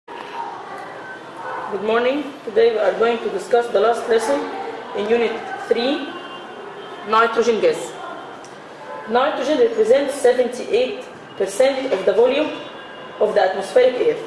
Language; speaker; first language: English; non-native, fluent; Arabic